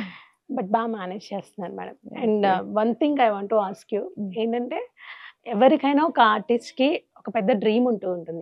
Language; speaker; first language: Telugu; native; Telugu